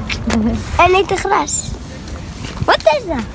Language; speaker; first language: Dutch; early bilingual, other home language; Indonesian